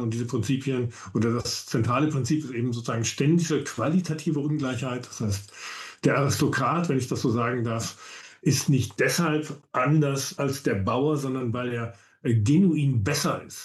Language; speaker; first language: German; native; German